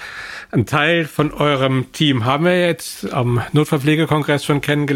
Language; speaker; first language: German; native; German